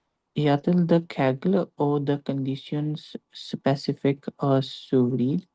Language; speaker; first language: French; non-native, learner; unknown